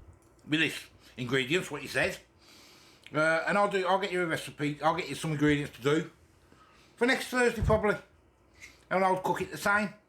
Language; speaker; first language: English; native; English